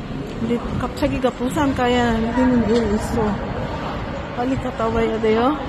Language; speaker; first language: Korean; non-native, learner; Filipino